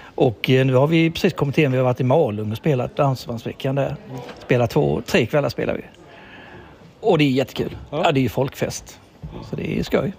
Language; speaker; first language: Swedish; native; Swedish